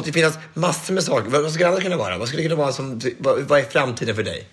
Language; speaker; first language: Swedish; native; Swedish